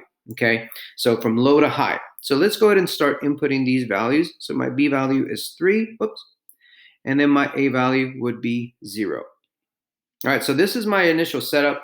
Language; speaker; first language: English; native; English